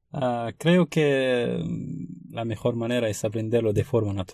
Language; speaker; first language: Spanish; non-native, fluent; Arabic